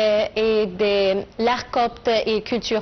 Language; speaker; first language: French; non-native, fluent; Arabic